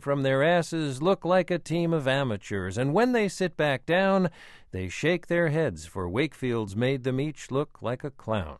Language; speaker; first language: English; native; English